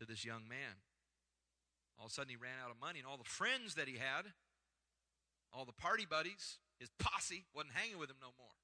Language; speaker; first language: English; native; English